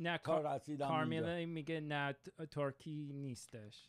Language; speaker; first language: Persian; early bilingual, heritage; Persian